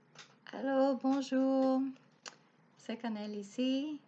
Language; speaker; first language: French; non-native, learner; Spanish